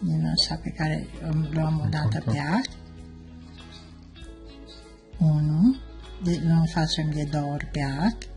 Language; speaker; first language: Italian; non-native, learner; Romanian